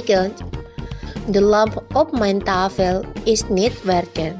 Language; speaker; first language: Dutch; non-native, learner; Indonesian